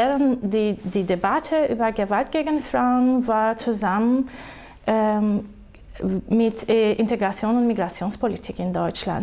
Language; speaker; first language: German; non-native, fluent; Turkish